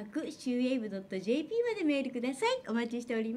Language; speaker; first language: Japanese; native; Japanese